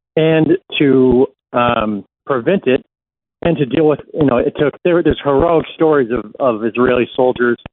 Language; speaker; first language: English; native; English